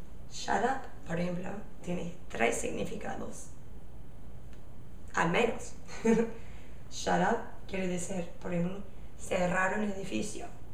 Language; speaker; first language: Spanish; non-native, fluent; English